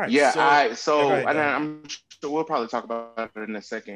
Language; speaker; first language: English; native; English